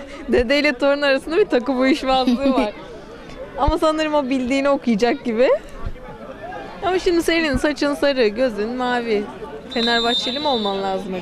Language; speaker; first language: Turkish; native; Turkish